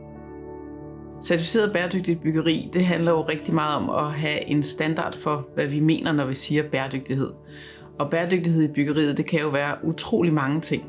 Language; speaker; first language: Danish; native; Danish